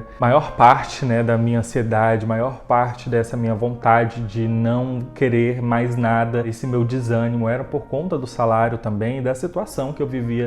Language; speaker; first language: Portuguese; native; Portuguese